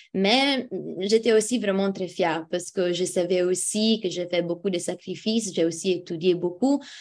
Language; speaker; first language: French; non-native, fluent; Italian